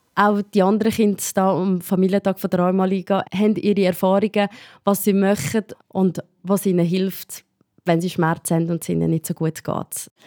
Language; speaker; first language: German; native; German